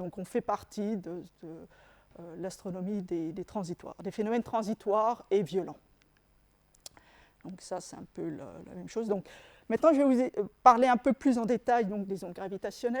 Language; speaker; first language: French; native; French